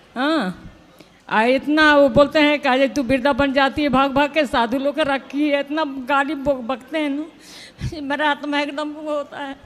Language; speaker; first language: Hindi; native; Hindi